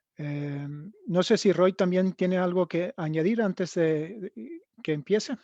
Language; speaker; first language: Spanish; non-native, fluent; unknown